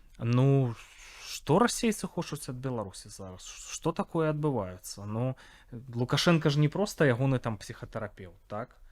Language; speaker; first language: Belarusian; non-native, local second language; Russian